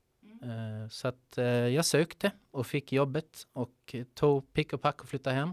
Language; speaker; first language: Swedish; native; Swedish